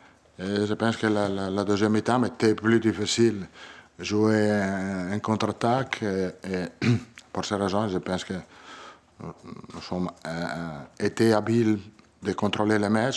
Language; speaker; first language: French; non-native, learner; Italian